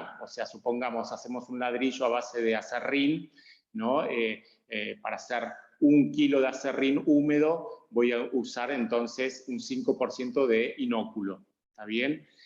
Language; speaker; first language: Spanish; native; Spanish